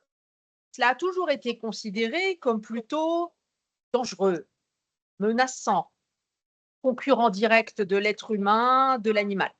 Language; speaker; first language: French; native; French